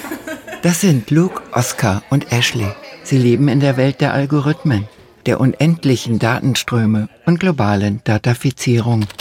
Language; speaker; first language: German; native; German